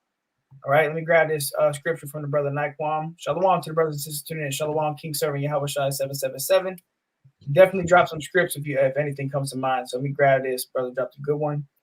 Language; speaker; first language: English; native; English